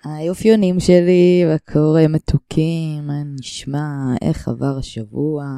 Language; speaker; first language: Hebrew; native; Hebrew